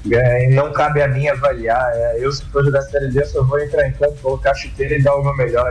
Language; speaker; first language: Portuguese; native; Portuguese